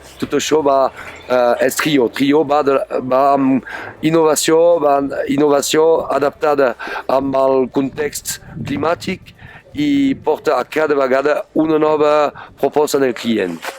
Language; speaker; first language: Catalan; non-native, fluent; French